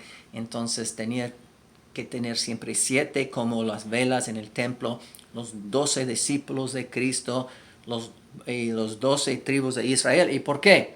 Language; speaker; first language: Spanish; non-native, fluent; English